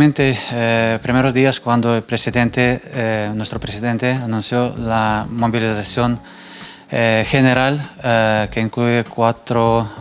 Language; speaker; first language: Spanish; non-native, fluent; Ukrainian